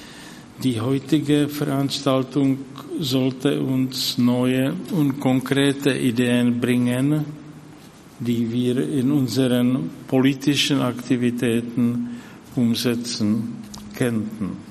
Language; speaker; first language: German; non-native, fluent; Czech